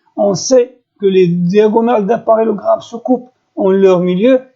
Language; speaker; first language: French; non-native, local second language; Arabic